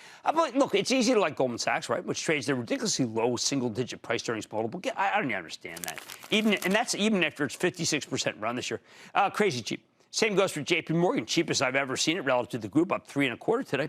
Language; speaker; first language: English; native; English